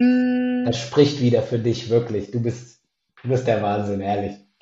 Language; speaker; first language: German; native; German